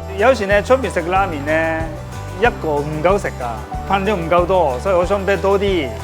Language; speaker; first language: Cantonese; non-native, fluent; Japanese